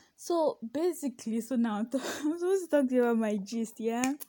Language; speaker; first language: English; non-native, local second language; Yoruba